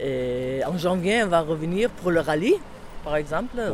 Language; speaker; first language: French; non-native, fluent; German